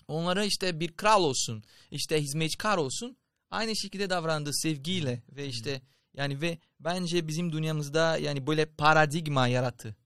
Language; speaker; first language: Turkish; non-native, fluent; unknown